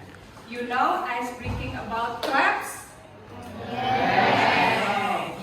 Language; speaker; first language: English; non-native, fluent; Indonesian